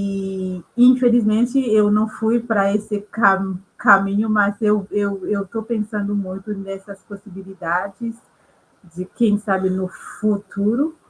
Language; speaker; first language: Portuguese; non-native, local second language; Haitian Creole